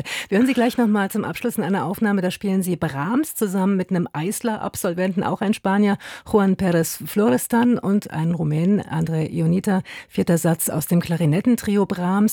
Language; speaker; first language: German; native; German